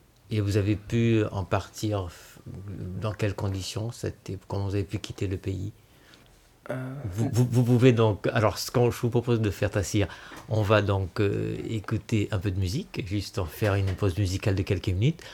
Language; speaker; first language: French; native; French